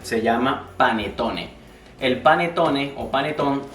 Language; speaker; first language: Spanish; native; Spanish